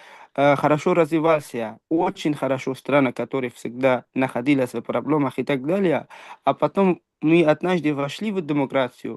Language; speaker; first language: Russian; non-native, fluent; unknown